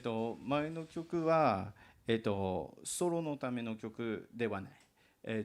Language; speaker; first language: Japanese; non-native, learner; English